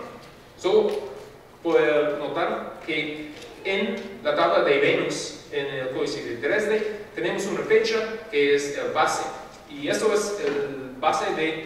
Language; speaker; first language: Spanish; non-native, fluent; English